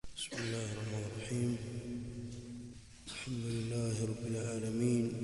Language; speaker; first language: Arabic; non-native, fluent; Swahili